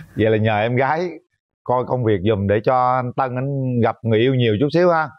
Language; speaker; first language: Vietnamese; native; Vietnamese